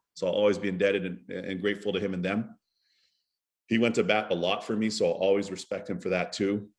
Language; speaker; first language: English; native; English